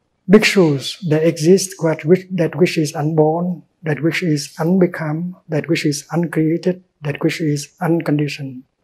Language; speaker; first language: English; non-native, fluent; Vietnamese